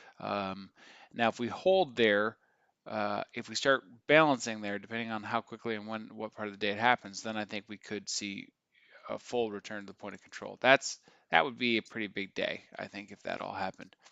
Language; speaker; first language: English; native; English